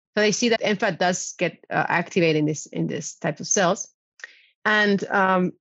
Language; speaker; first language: English; non-native, fluent; Spanish